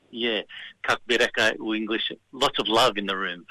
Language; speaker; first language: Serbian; early bilingual, heritage; Serbian